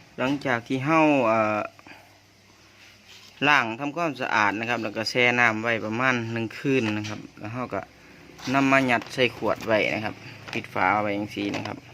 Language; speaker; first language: Thai; non-native, local second language; Northeastern Thai